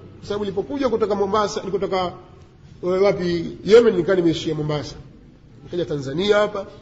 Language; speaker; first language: Swahili; native; Swahili